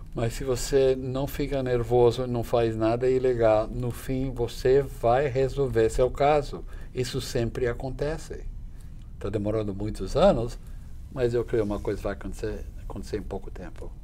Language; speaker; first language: Portuguese; non-native, fluent; English